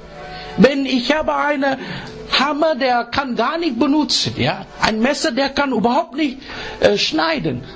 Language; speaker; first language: German; non-native, learner; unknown